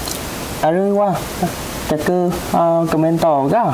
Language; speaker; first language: Japanese; non-native, learner; Vietnamese